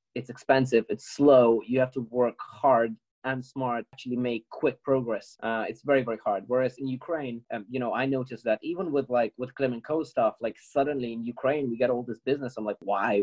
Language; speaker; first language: English; non-native, fluent; Ukrainian